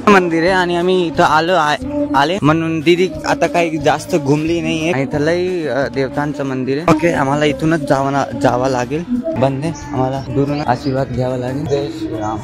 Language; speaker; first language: Marathi; non-native, local second language; Hindi